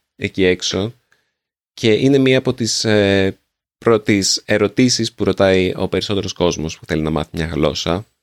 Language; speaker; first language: Greek; native; Greek